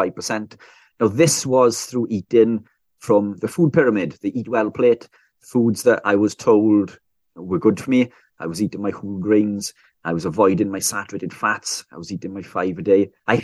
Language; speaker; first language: English; native; English